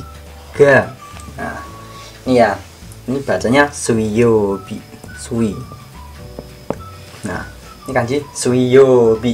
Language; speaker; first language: Indonesian; native; Indonesian